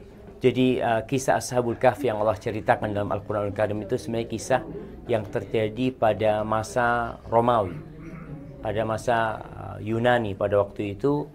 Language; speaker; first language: Indonesian; native; Indonesian